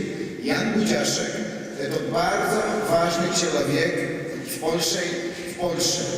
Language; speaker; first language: Polish; non-native, fluent; Russian